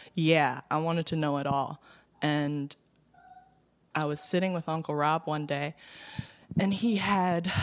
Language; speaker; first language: English; native; English